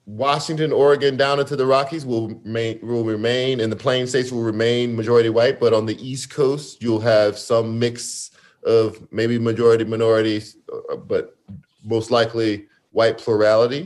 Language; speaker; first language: English; native; English